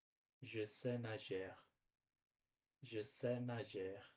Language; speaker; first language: French; non-native, learner; Portuguese